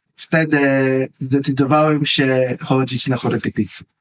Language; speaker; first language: Polish; non-native, learner; Filipino